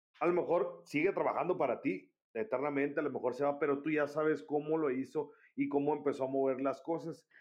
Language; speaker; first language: Spanish; native; Spanish